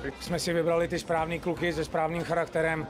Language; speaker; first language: Czech; native; Czech